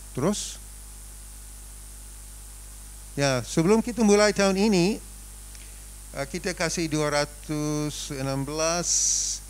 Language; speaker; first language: Indonesian; non-native, fluent; English